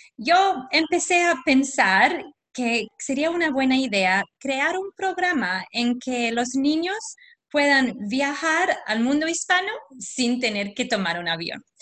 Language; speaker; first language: Spanish; non-native, fluent; English